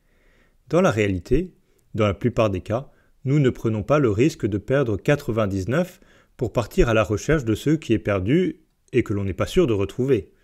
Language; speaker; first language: French; native; French